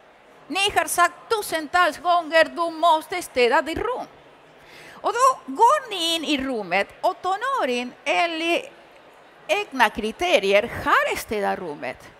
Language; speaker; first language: Swedish; early bilingual, other home language; Spanish